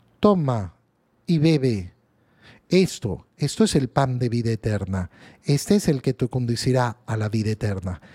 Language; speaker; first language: Spanish; native; Spanish